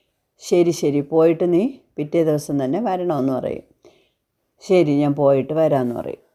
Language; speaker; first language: Malayalam; native; Malayalam